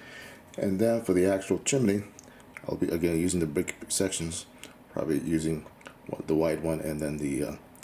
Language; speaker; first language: English; native; English